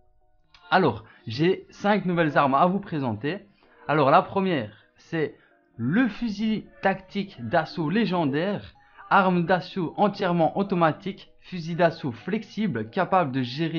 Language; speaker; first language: French; native; French